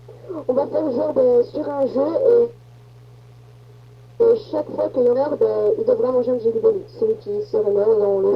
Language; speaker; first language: French; native; French